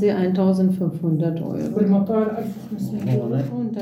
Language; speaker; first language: German; native; German